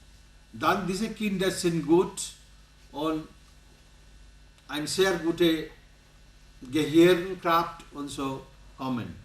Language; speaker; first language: German; non-native, learner; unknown